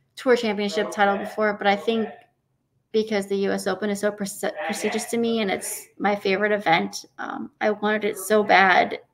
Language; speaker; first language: English; native; English